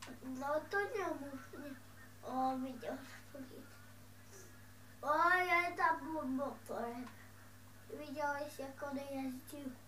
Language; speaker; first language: Polish; early bilingual, heritage; Dutch